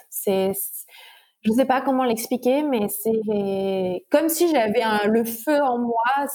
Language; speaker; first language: French; native; French